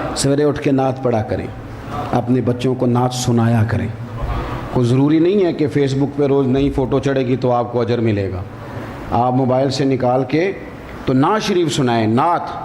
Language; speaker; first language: Urdu; non-native, local second language; Punjabi